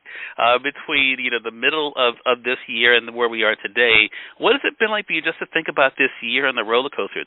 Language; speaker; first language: English; native; English